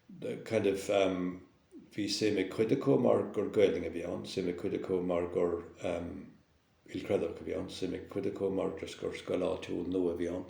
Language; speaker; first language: Irish; non-native, local second language; English